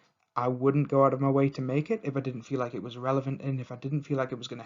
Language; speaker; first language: English; native; English